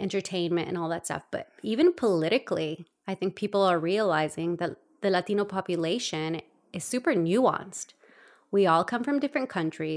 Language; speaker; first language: English; early bilingual, other home language; Spanish